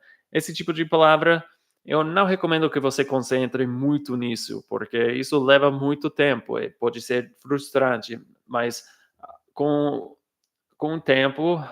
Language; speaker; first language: Portuguese; non-native, fluent; English